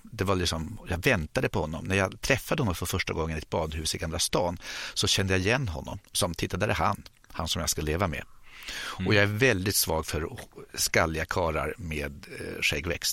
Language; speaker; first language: Swedish; native; Swedish